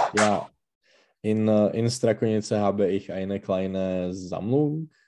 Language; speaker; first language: German; non-native, learner; Czech